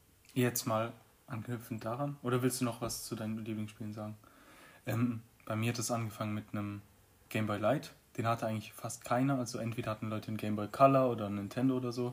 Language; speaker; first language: German; native; German